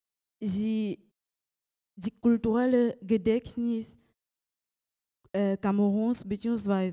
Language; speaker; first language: German; non-native, learner; French